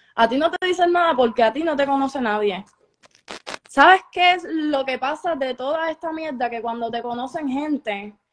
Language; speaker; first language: Spanish; native; Spanish